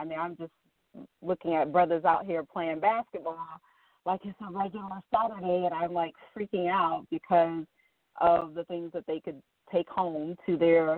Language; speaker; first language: English; native; English